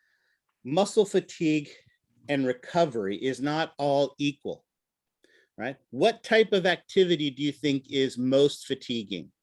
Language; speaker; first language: English; native; English